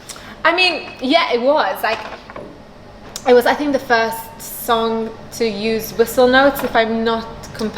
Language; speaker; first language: English; non-native, local second language; Maltese